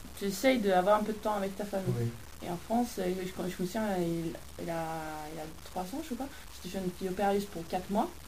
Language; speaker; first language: French; non-native, fluent; Swedish